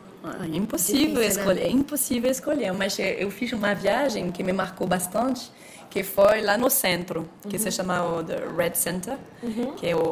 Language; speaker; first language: Portuguese; non-native, fluent; French